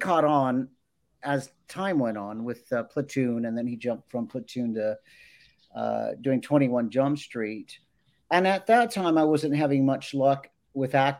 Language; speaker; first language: English; native; English